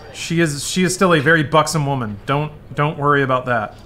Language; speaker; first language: English; native; English